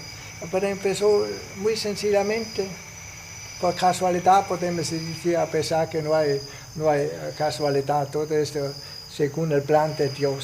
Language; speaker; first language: Spanish; non-native, fluent; Italian